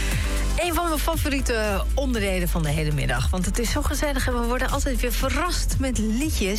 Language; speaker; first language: Dutch; native; Dutch